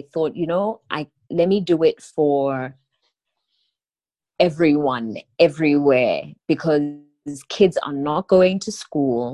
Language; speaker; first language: English; non-native, local second language; Tswana